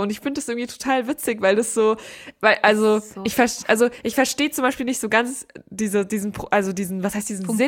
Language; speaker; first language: German; native; German